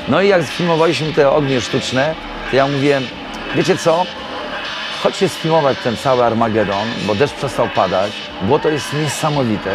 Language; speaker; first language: Polish; native; Polish